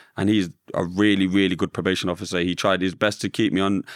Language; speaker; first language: English; native; English